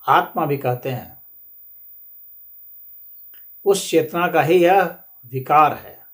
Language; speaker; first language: Hindi; native; Hindi